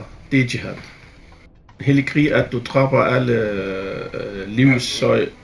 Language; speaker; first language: Danish; non-native, fluent; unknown